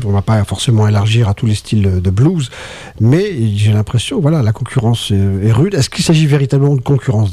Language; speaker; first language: French; native; French